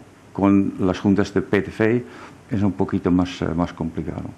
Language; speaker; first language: Spanish; non-native, fluent; German